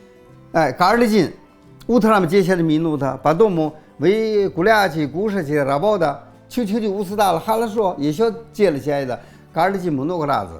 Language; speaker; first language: Russian; non-native, learner; Chinese